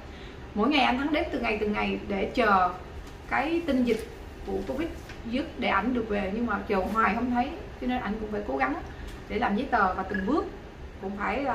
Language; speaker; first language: Vietnamese; native; Vietnamese